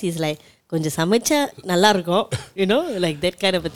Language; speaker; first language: English; non-native, local second language; Tamil